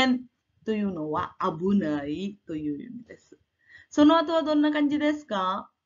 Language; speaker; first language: Japanese; non-native, fluent; Marathi